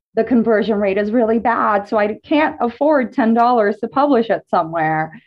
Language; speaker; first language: English; non-native, fluent; Portuguese